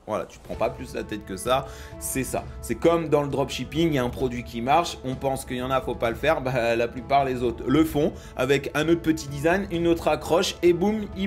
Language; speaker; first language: French; native; French